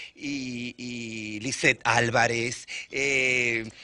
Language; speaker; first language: Spanish; native; Spanish